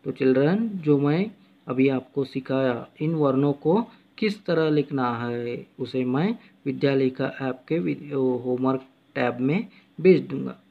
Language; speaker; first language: Hindi; non-native, local second language; Kannada